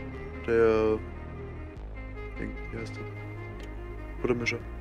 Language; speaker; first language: German; native; German